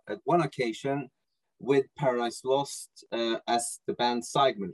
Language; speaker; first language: English; non-native, fluent; Norwegian